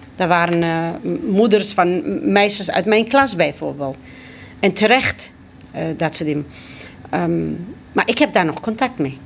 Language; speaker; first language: Dutch; early bilingual, other home language; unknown